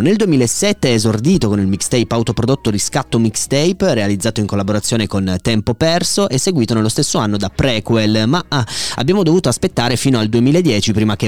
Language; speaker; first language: Italian; native; Italian